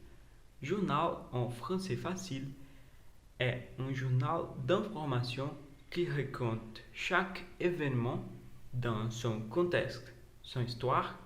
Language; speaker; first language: French; non-native, learner; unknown